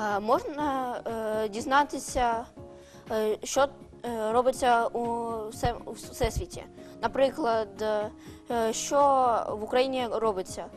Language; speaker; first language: Ukrainian; non-native, local second language; Russian